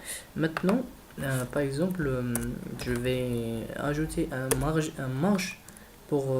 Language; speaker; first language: French; non-native, learner; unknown